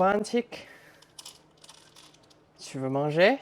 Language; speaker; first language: French; non-native, learner; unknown